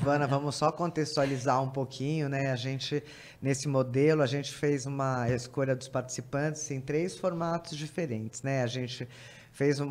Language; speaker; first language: Portuguese; native; Portuguese